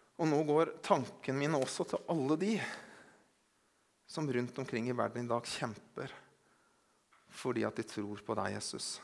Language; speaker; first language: Norwegian; native; Norwegian